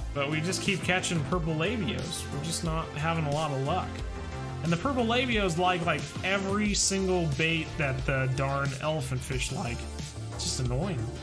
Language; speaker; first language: English; native; English